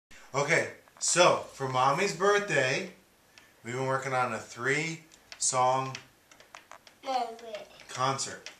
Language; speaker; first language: English; native; English